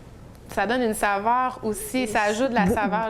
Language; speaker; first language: French; native; French